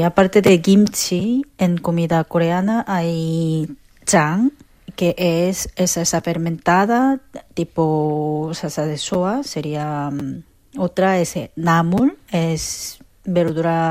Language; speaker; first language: Spanish; non-native, fluent; Korean